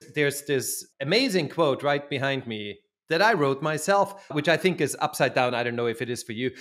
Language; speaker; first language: English; non-native, fluent; German